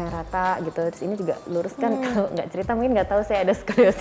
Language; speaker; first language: Indonesian; native; Indonesian